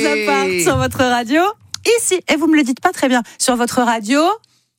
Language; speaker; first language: French; native; French